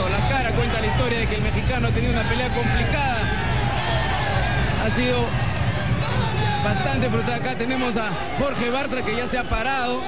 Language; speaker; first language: Spanish; native; Spanish